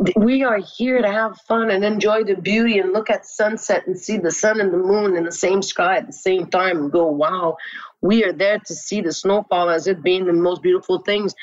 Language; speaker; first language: English; non-native, local second language; French